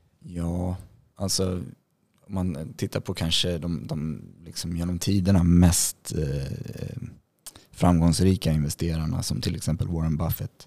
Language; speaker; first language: Swedish; native; Swedish